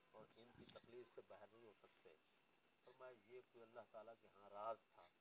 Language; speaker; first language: Urdu; non-native, local second language; Punjabi